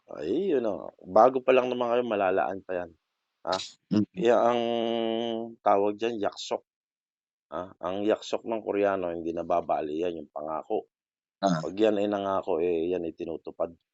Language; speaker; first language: Filipino; native; Filipino